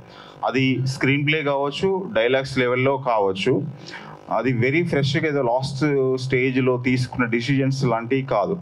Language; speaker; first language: Telugu; native; Telugu